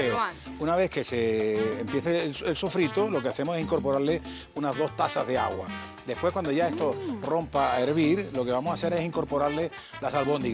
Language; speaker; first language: Spanish; native; Spanish